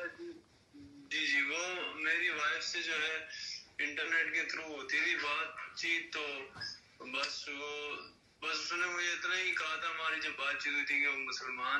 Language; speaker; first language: Urdu; native; Urdu